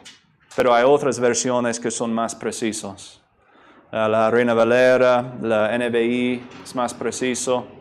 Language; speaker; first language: Spanish; non-native, fluent; English